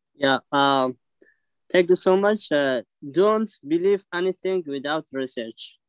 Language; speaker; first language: English; non-native, learner; Persian